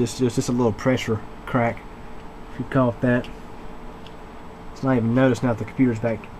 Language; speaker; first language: English; native; English